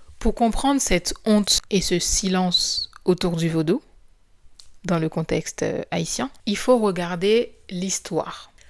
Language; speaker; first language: French; non-native, local second language; Haitian Creole